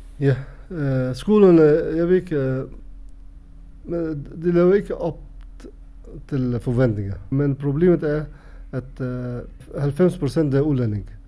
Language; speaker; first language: Danish; non-native, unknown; Arabic